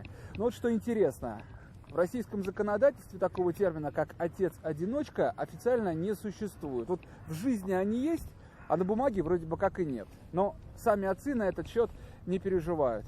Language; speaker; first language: Russian; native; Russian